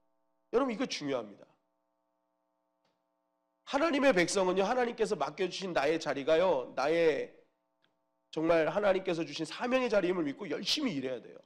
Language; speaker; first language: Korean; native; Korean